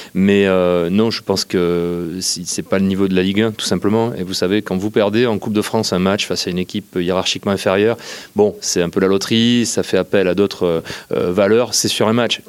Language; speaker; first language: French; native; French